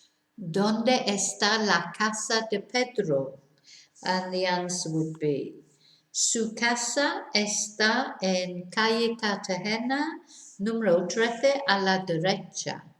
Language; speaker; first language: Spanish; non-native, fluent; English